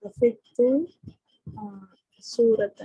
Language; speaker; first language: Arabic; non-native, learner; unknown